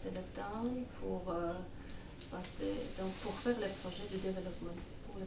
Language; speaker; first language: French; non-native, fluent; Armenian